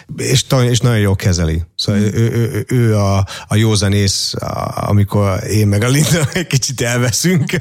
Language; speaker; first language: Hungarian; early bilingual, other home language; English